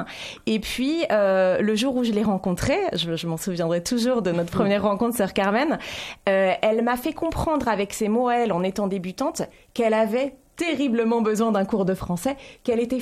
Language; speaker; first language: French; native; French